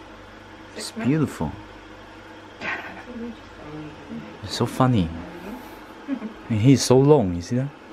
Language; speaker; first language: English; non-native, fluent; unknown